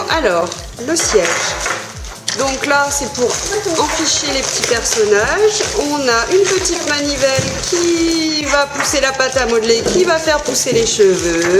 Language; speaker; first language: French; native; French